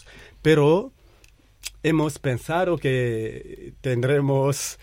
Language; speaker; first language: Spanish; non-native, fluent; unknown